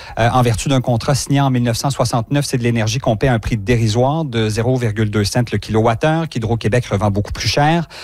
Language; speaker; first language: French; native; French